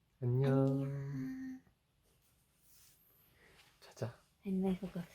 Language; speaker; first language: Korean; native; Korean